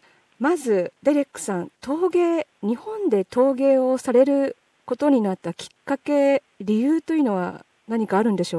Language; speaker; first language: Japanese; native; Japanese